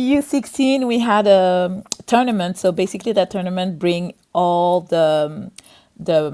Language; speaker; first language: English; non-native, fluent; French